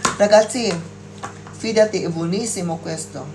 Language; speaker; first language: Italian; non-native, learner; Filipino